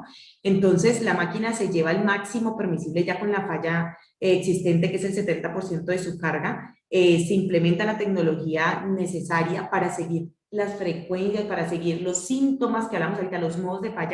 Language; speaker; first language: Spanish; native; Spanish